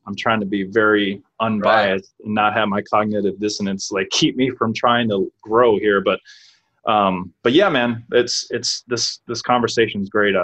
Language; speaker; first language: English; native; English